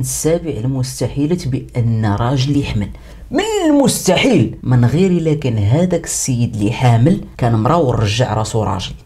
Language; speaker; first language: Arabic; native; Arabic